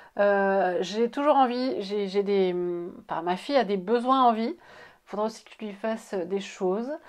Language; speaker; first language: French; native; French